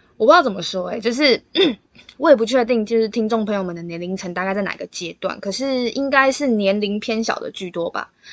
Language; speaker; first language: Chinese; native; Chinese